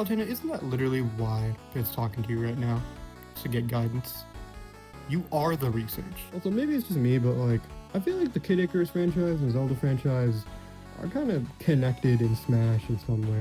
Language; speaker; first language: English; native; English